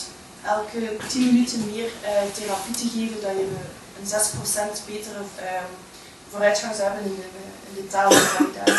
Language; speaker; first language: Dutch; native; Dutch